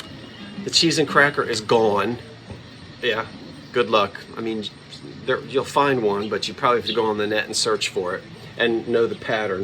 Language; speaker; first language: English; native; English